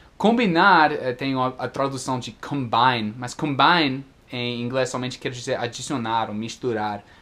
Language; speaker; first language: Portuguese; non-native, fluent; English